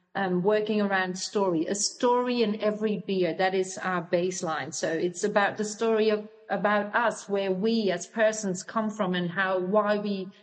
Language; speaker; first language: English; non-native, fluent; Dutch